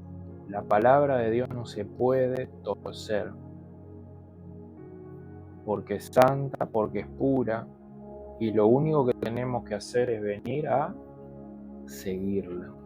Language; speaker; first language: Spanish; native; Spanish